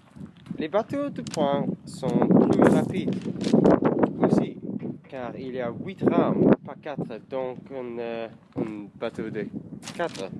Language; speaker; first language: French; non-native, learner; English